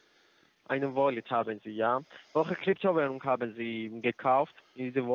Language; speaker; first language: German; non-native, learner; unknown